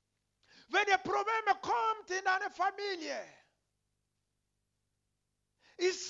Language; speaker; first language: German; non-native, learner; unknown